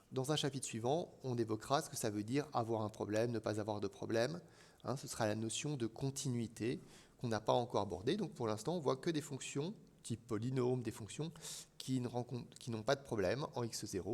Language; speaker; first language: French; native; French